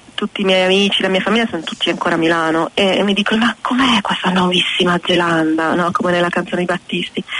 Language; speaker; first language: Italian; native; Italian